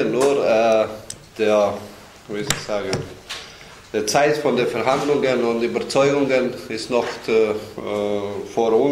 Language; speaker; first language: German; non-native, fluent; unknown